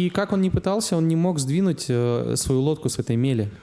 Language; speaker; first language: Russian; native; Russian